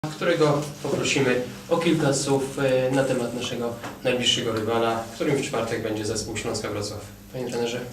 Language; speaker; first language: Polish; native; Polish